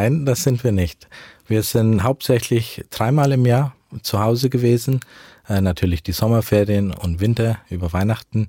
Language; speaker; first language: German; early bilingual, heritage; German